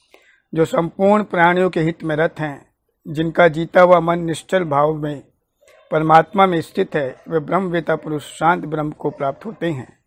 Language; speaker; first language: Hindi; native; Hindi